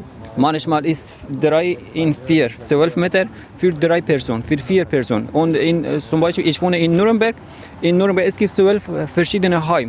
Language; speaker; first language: German; non-native, learner; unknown